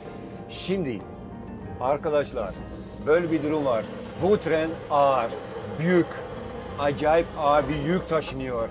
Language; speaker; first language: Turkish; non-native, fluent; Dutch